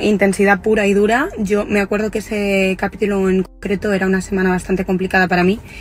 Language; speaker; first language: Spanish; native; Spanish